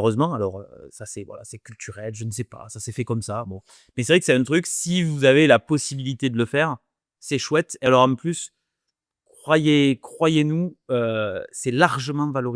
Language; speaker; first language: French; native; French